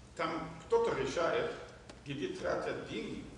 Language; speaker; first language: Russian; non-native, fluent; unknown